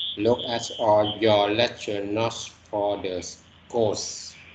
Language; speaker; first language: English; non-native, learner; Vietnamese